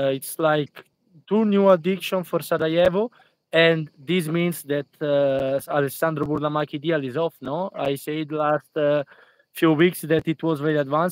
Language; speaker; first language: English; non-native, fluent; Italian